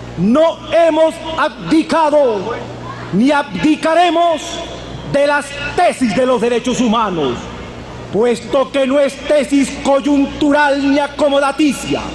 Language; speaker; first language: Spanish; native; Spanish